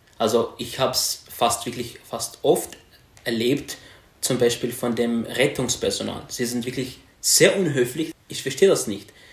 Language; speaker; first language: German; non-native, fluent; Arabic